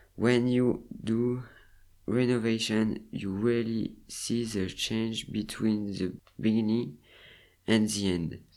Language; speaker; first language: English; non-native, learner; French